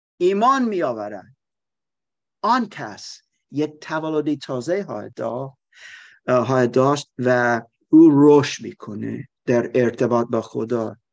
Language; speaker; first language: Persian; non-native, learner; German